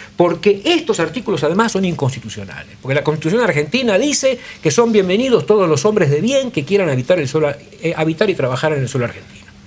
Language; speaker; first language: Spanish; native; Spanish